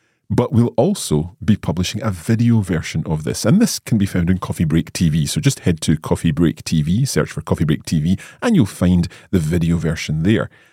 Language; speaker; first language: English; native; English